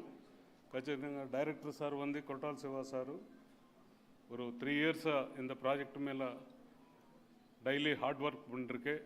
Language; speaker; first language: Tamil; non-native, learner; Telugu